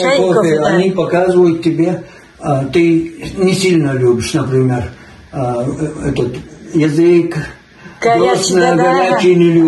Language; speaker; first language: Russian; non-native, fluent; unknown